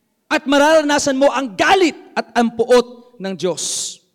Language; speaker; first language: Filipino; native; Filipino